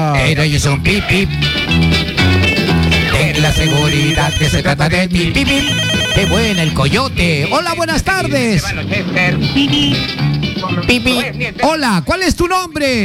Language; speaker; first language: Spanish; native; Spanish